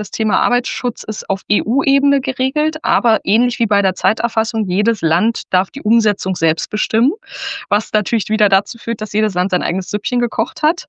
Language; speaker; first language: German; native; German